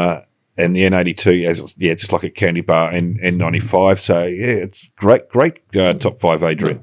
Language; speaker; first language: English; native; English